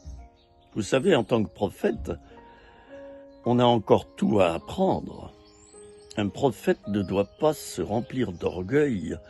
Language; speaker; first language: French; native; French